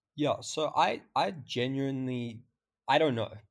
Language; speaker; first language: English; native; English